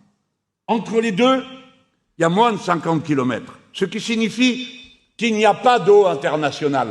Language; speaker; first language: French; native; French